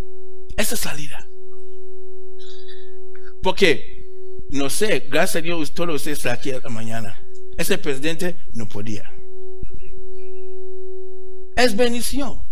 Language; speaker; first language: Spanish; non-native, learner; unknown